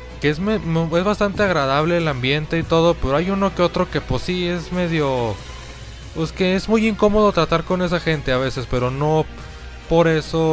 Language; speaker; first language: Spanish; native; Spanish